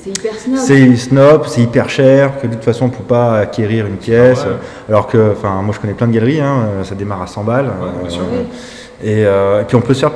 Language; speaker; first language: French; native; French